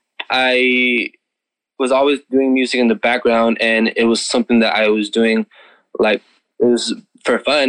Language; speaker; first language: English; native; English